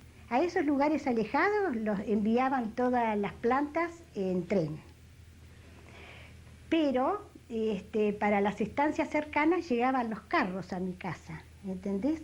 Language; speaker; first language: Spanish; native; Spanish